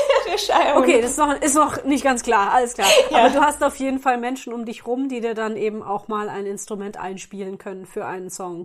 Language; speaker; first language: German; native; German